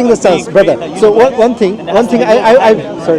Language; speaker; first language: English; non-native, fluent; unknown